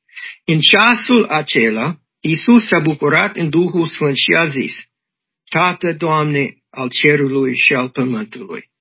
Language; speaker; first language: Romanian; non-native, learner; English